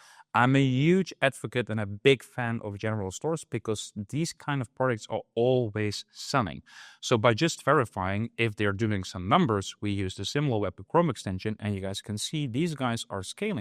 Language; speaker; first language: English; non-native, fluent; Dutch